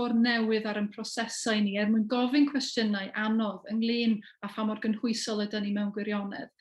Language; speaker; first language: Welsh; native; Welsh